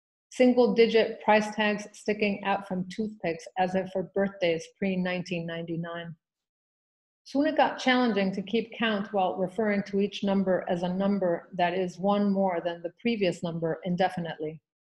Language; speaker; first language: English; early bilingual, other home language; Spanish